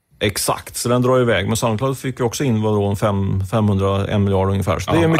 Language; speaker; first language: Swedish; native; Swedish